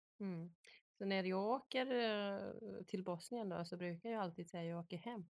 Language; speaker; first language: Swedish; early bilingual, other home language; Bosnian